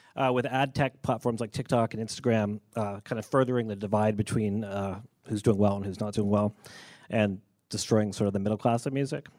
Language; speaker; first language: English; native; English